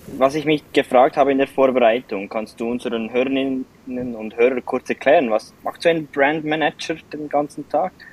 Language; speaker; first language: German; native; German